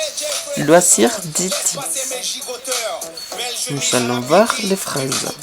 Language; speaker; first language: French; non-native, fluent; Spanish